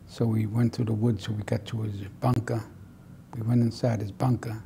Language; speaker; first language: English; native; English